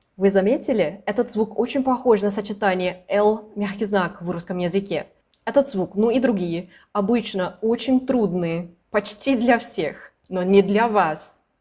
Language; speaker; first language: Russian; non-native, fluent; Portuguese